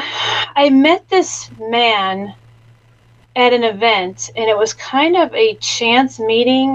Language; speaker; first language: English; native; English